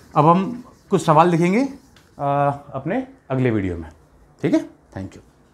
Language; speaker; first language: Hindi; native; Hindi